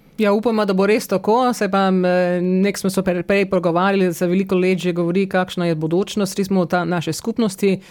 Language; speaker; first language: Slovenian; early bilingual, heritage; Slovenian